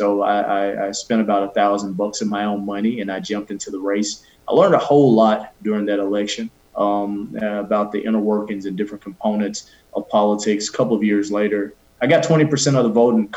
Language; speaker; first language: English; native; English